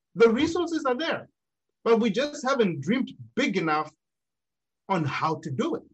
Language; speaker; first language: English; non-native, local second language; Shona